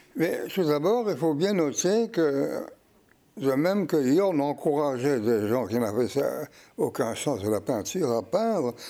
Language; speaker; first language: French; native; French